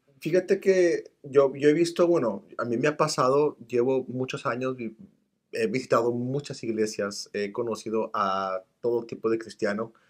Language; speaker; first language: Spanish; early bilingual, other home language; English